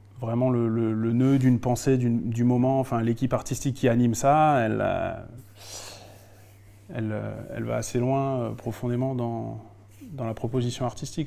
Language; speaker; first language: French; native; French